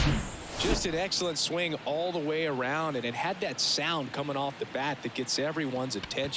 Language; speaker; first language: English; native; English